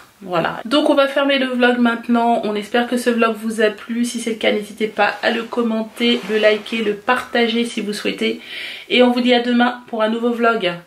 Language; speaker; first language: French; native; French